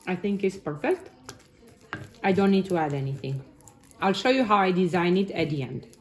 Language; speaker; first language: English; non-native, fluent; Romanian